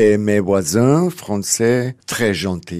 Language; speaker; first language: French; non-native, learner; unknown